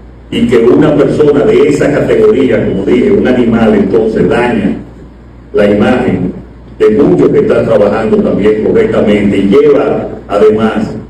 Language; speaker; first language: Spanish; native; Spanish